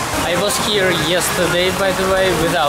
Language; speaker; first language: English; non-native, learner; Russian